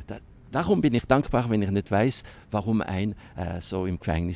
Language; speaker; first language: German; non-native, local second language; French